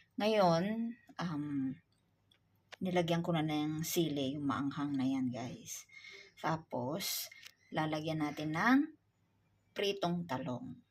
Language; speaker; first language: Filipino; non-native, local second language; Iloko